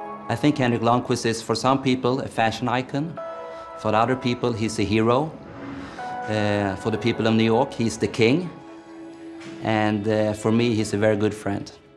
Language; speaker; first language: English; non-native, fluent; Swedish